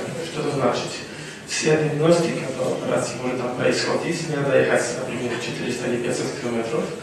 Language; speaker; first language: Russian; non-native, fluent; Polish